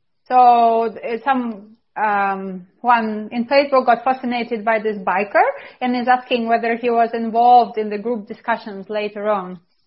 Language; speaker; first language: English; non-native, fluent; Russian